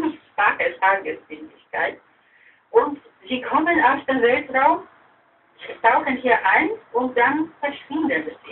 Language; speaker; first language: German; non-native, fluent; Polish